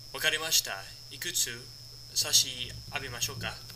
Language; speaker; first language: Japanese; non-native, learner; English